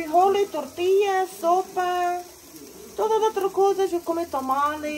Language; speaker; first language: Spanish; non-native, learner; English